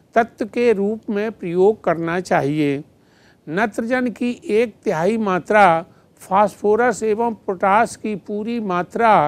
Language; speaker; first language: Hindi; native; Hindi